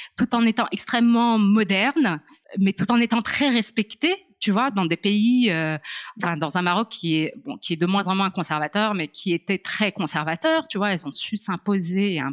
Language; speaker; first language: French; non-native, local second language; Arabic